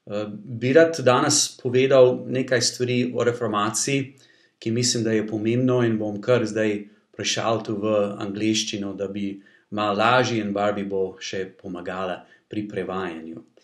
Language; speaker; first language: Slovenian; non-native, learner; English